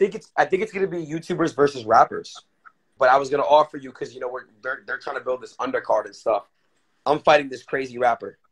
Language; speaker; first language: English; native; English